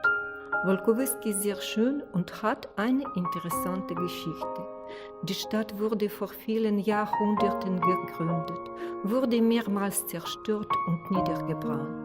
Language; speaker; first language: German; non-native, learner; Russian